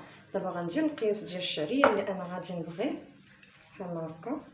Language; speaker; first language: Arabic; native; Arabic